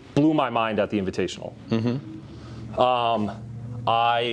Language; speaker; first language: English; native; English